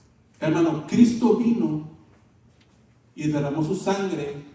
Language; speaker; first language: Spanish; native; Spanish